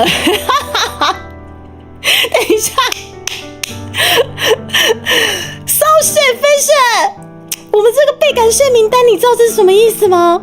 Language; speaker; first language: Chinese; native; Chinese